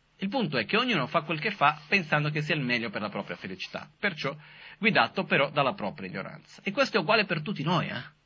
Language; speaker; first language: Italian; non-native, fluent; Portuguese